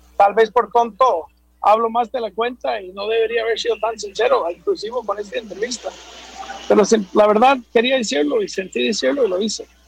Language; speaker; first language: Spanish; non-native, fluent; English